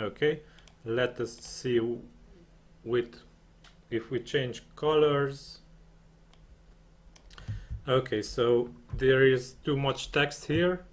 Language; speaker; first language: English; non-native, fluent; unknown